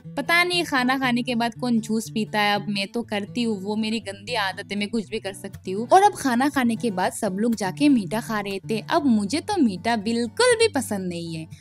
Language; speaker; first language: Hindi; non-native, local second language; Bangla